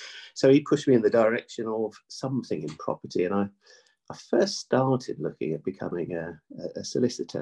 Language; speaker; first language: English; native; English